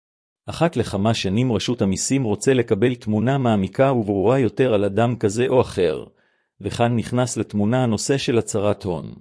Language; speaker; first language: Hebrew; native; Hebrew